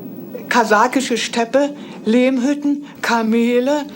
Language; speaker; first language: German; native; German